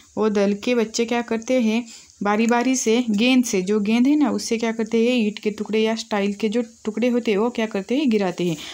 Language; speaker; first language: Hindi; non-native, local second language; Marathi